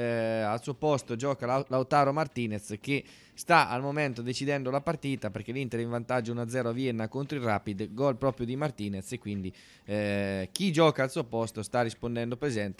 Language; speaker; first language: Italian; native; Italian